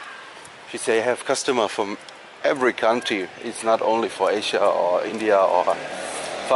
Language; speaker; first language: English; non-native, learner; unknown